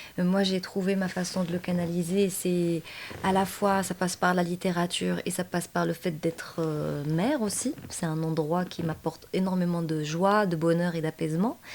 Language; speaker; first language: French; non-native, local second language; Arabic